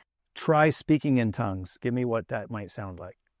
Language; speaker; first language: English; native; English